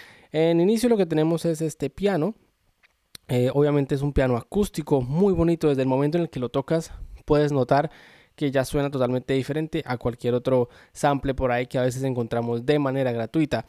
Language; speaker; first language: Spanish; native; Spanish